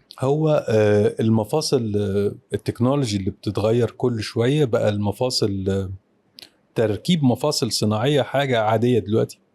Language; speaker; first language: Arabic; native; Arabic